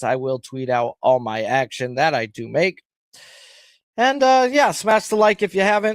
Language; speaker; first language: English; native; English